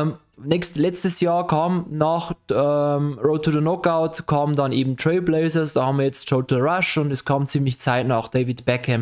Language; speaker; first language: German; native; German